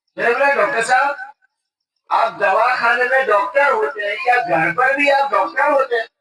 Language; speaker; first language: Urdu; native; Urdu